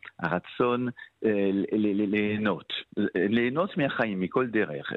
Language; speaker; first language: Hebrew; non-native, fluent; French